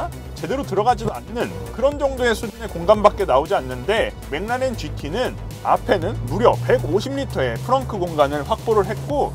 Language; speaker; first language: Korean; native; Korean